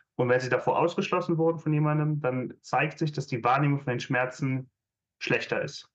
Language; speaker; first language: German; native; German